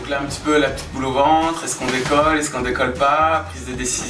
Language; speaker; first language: French; native; French